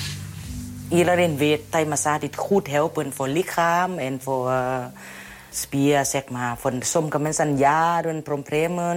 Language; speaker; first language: Dutch; non-native, learner; Thai